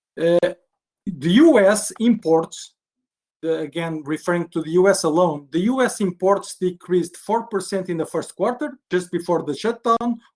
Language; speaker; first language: English; non-native, fluent; Portuguese